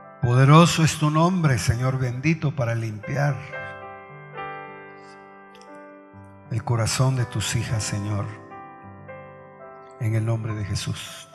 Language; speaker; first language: Spanish; native; Spanish